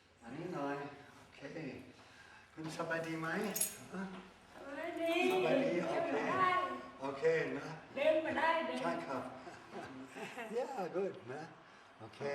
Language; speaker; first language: Thai; non-native, learner; German